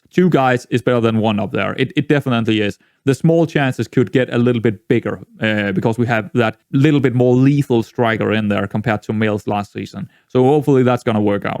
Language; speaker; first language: English; non-native, fluent; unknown